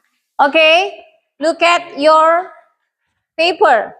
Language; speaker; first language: English; non-native, learner; Indonesian